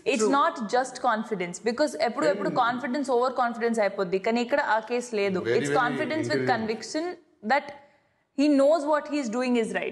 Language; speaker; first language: Telugu; non-native, fluent; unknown